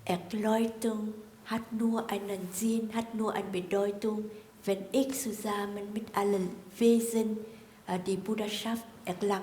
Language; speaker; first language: German; non-native, fluent; Vietnamese